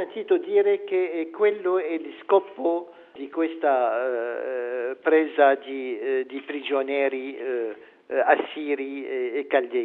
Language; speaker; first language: Italian; non-native, fluent; Arabic